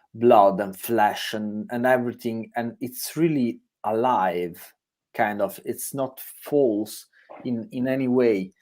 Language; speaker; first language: English; non-native, learner; Italian